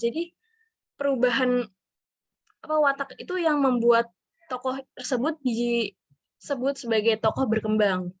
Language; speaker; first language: Indonesian; native; Indonesian